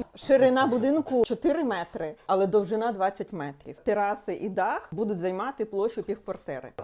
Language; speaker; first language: Ukrainian; native; Ukrainian